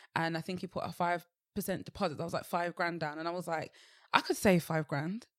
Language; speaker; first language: English; native; English